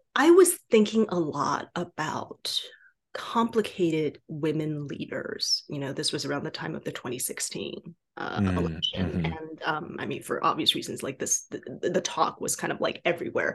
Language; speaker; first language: English; non-native, fluent; Chinese